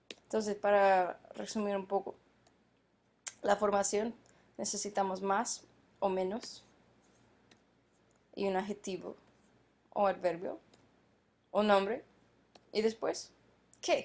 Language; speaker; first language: Spanish; non-native, fluent; English